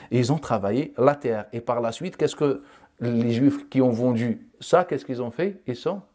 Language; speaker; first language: French; non-native, local second language; Wolof